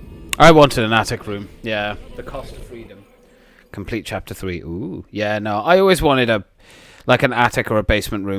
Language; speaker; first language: English; native; English